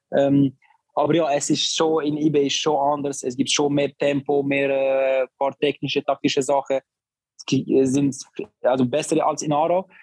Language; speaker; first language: German; non-native, learner; Albanian